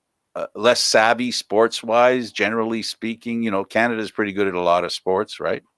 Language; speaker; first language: English; native; English